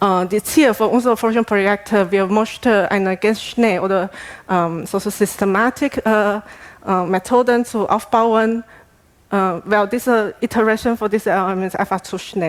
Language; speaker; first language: German; non-native, learner; Chinese